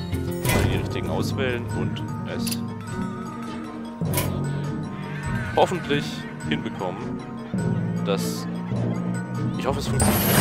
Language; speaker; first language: German; native; German